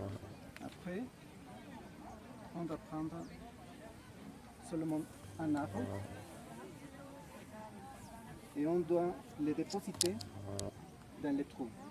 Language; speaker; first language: French; non-native, learner; Spanish